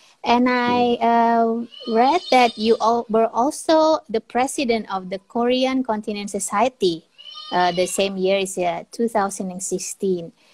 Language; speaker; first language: English; non-native, fluent; Indonesian